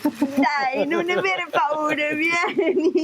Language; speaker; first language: Italian; non-native, fluent; English